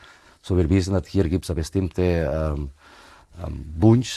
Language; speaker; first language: German; non-native, fluent; Spanish